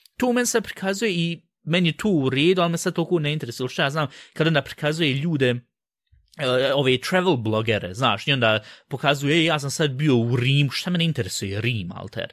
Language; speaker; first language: Bosnian; early bilingual, heritage; Bosnian